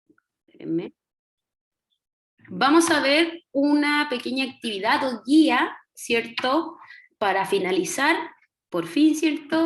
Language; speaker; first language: Spanish; native; Spanish